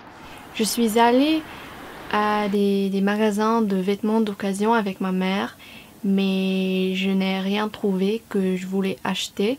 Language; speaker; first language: French; non-native, fluent; English